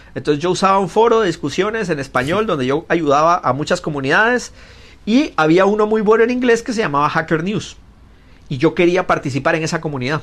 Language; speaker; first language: Spanish; native; Spanish